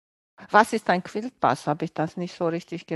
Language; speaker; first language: German; non-native, fluent; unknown